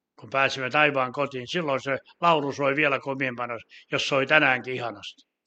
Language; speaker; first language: Finnish; native; Finnish